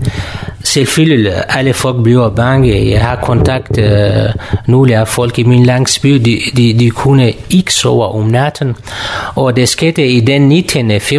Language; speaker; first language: Danish; non-native, learner; Kurdish